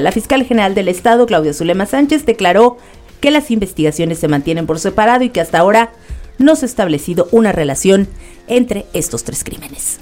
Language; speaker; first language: Spanish; native; Spanish